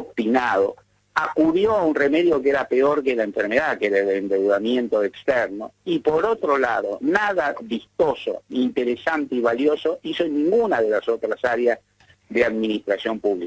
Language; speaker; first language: Spanish; native; Spanish